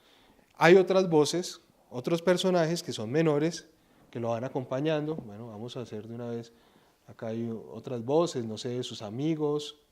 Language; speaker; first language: Spanish; native; Spanish